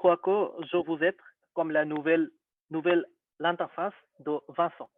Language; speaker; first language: French; non-native, learner; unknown